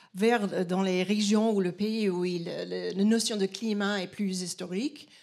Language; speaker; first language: French; non-native, fluent; English